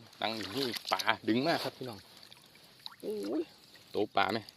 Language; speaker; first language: Thai; non-native, local second language; Northeastern Thai